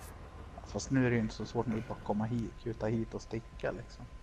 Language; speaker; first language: Swedish; native; Swedish